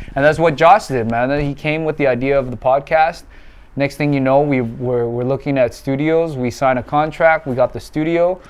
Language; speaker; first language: English; early bilingual, other home language; Vietnamese